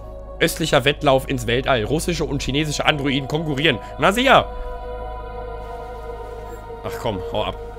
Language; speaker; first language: German; native; German